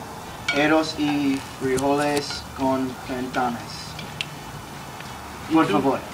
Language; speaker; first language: Spanish; non-native, learner; English